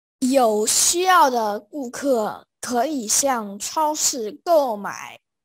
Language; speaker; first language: Chinese; non-native, fluent; Vietnamese